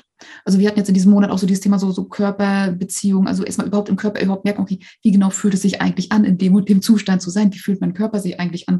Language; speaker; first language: German; native; German